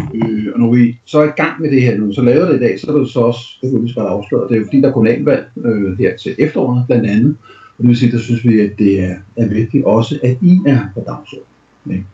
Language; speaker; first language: Danish; native; Danish